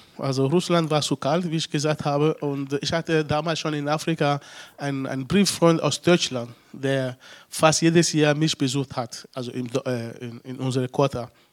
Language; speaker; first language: German; non-native, fluent; Ewe